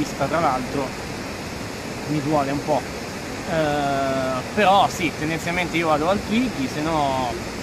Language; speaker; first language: Italian; native; Italian